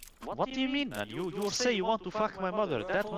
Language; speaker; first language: English; non-native, fluent; Icelandic